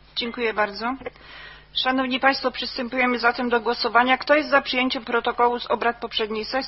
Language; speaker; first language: Polish; native; Polish